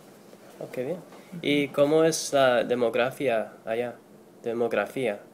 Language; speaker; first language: Spanish; non-native, learner; English